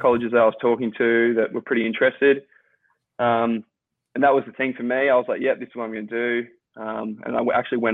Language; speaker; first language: English; native; English